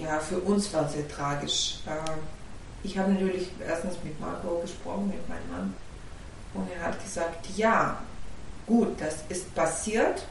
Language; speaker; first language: German; non-native, fluent; Ukrainian